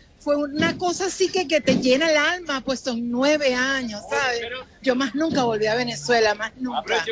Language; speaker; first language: Spanish; native; Spanish